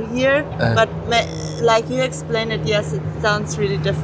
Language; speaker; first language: English; non-native, fluent; German